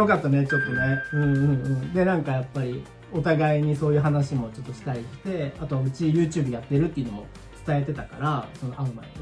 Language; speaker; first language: Japanese; native; Japanese